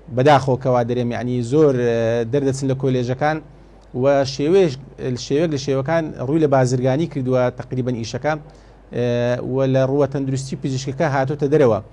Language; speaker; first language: Central Kurdish; native; Central Kurdish